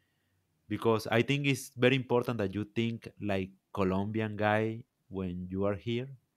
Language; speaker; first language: English; non-native, learner; Spanish